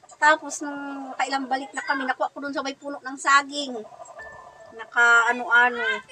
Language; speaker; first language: Filipino; non-native, local second language; Bikol